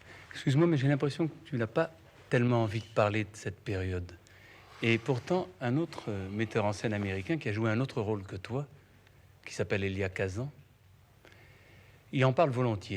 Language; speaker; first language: French; native; French